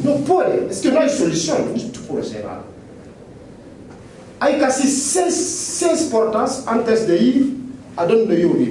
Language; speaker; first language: Spanish; non-native, local second language; French